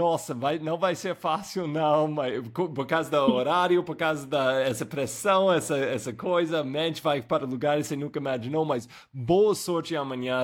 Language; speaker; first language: Portuguese; non-native, fluent; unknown